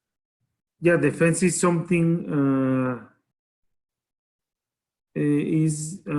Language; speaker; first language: English; non-native, learner; Spanish